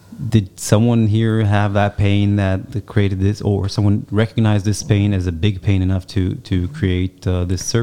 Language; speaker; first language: English; non-native, fluent; Hebrew